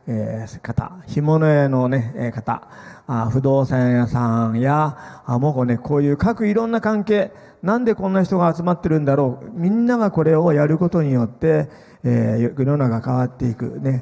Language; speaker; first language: Japanese; native; Japanese